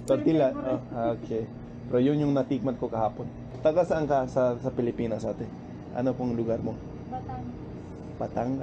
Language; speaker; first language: Filipino; non-native, fluent; English